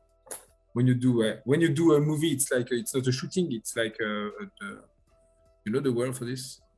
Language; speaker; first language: English; non-native, learner; French